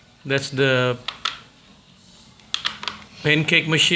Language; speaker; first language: English; non-native, fluent; Indonesian